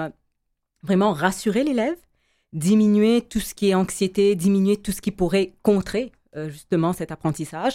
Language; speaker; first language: French; native; French